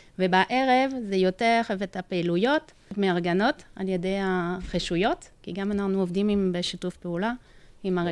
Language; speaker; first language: Hebrew; non-native, fluent; French